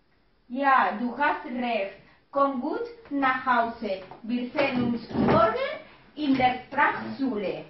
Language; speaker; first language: German; non-native, learner; Spanish